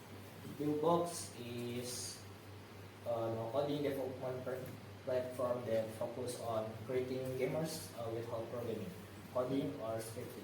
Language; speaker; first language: English; non-native, learner; Indonesian